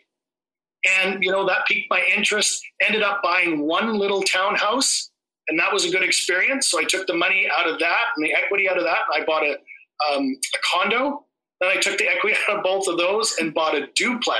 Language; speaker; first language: English; native; English